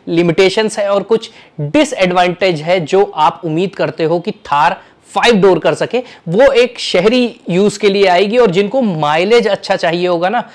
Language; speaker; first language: Hindi; native; Hindi